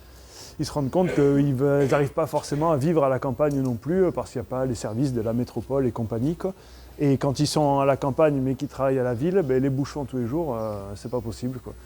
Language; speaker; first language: French; native; French